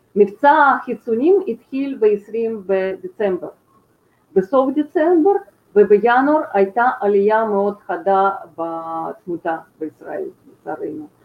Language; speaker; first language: Hebrew; non-native, fluent; Russian